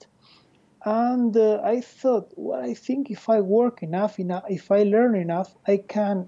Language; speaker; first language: English; non-native, fluent; Spanish